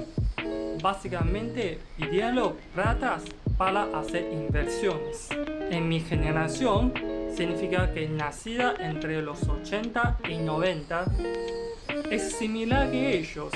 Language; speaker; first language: Spanish; non-native, learner; Chinese